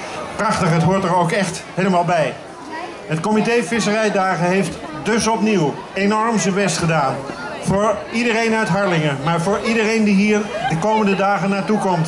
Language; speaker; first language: Dutch; native; Dutch